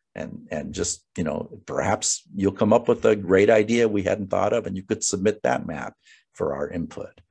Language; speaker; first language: English; native; English